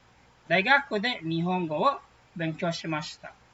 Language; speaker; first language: Japanese; non-native, fluent; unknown